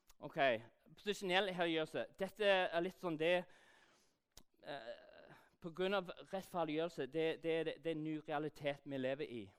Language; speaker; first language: Norwegian; non-native, fluent; English